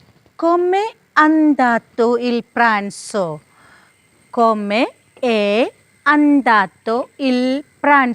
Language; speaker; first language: Italian; non-native, fluent; Malayalam